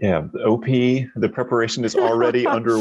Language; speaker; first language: English; native; English